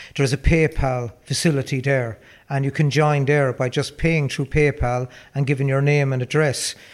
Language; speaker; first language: English; native; English